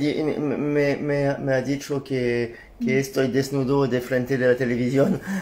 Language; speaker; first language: Spanish; non-native, learner; French